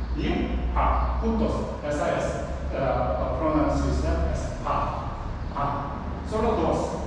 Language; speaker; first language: Spanish; non-native, learner; Korean